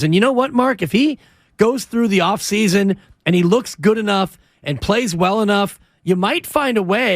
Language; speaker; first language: English; native; English